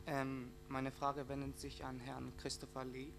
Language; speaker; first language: German; non-native, fluent; Greek